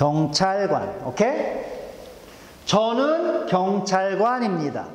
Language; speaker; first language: Korean; non-native, fluent; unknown